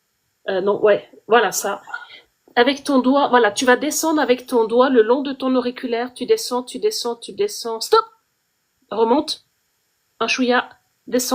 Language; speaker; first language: French; native; French